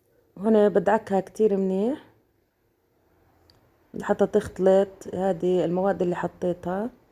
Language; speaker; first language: Arabic; native; Arabic